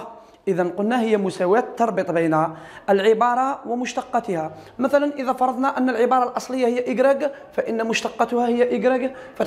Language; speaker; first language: Arabic; native; Arabic